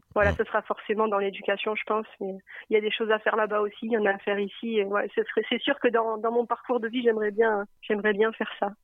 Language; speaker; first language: French; native; French